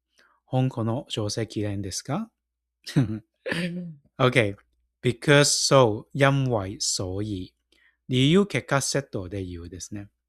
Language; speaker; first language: Japanese; non-native, fluent; Cantonese